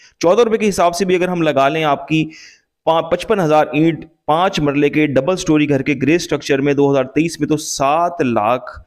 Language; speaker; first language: Urdu; native; Urdu